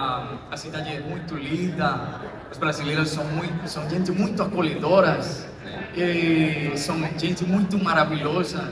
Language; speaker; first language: Portuguese; non-native, fluent; Spanish